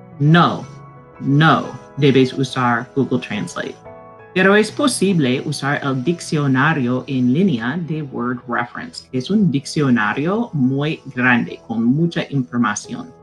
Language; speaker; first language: Spanish; non-native, fluent; English